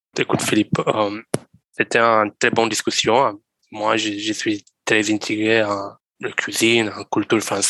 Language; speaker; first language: French; non-native, learner; Romanian